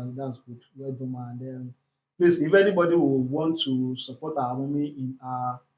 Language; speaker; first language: English; non-native, local second language; Yoruba